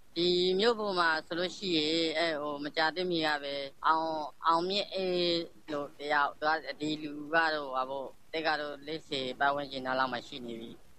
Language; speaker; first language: Burmese; native; Burmese